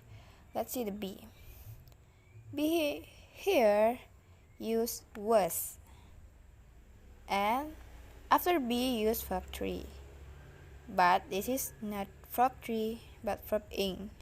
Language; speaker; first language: English; non-native, learner; Indonesian